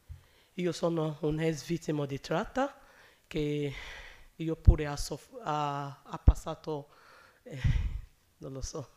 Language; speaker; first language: Italian; non-native, learner; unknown